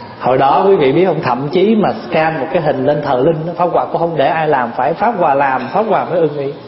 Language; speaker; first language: Vietnamese; early bilingual, heritage; Vietnamese